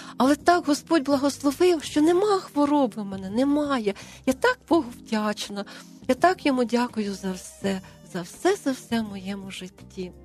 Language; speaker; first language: Ukrainian; native; Ukrainian